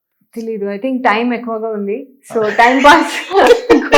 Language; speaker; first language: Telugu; non-native, learner; Hindi